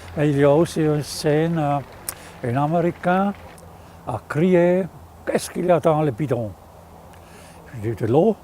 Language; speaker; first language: French; non-native, fluent; German